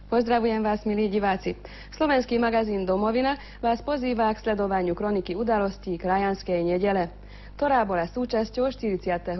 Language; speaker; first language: Slovak; early bilingual, heritage; Slovak